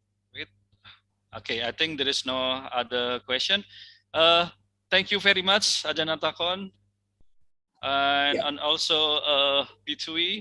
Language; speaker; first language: English; non-native, fluent; Indonesian